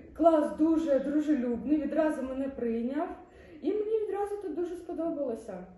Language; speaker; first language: Ukrainian; non-native, local second language; Russian